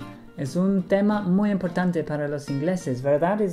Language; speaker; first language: Spanish; non-native, fluent; English